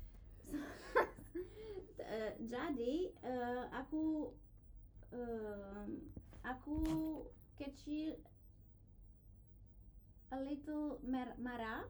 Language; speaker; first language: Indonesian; non-native, learner; English